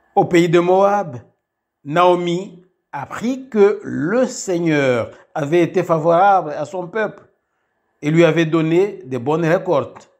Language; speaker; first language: French; non-native, local second language; Kinyarwanda